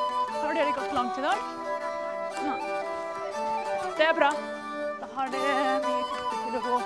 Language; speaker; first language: Norwegian; non-native, fluent; English